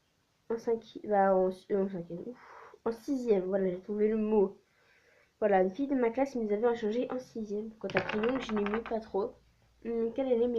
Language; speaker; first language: French; native; French